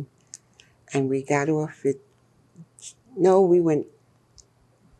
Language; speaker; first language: English; native; English